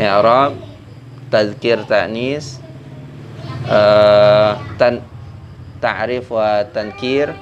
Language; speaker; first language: Arabic; non-native, fluent; Indonesian